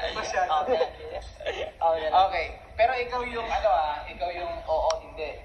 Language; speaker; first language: Filipino; native; Filipino